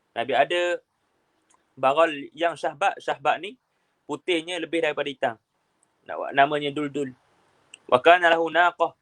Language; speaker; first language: Malay; native; Malay